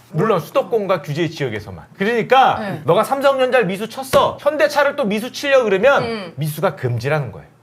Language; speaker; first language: Korean; native; Korean